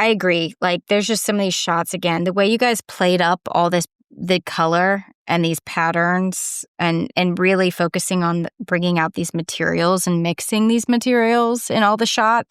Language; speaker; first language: English; native; English